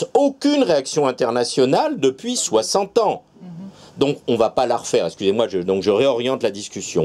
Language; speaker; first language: French; native; French